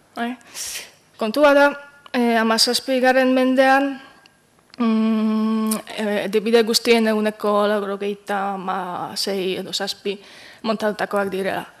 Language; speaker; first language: Basque; non-native, fluent; Polish